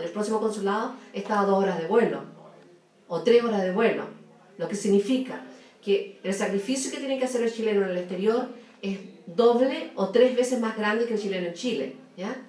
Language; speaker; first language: Spanish; native; Spanish